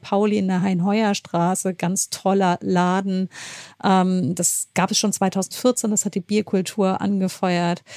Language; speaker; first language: German; native; German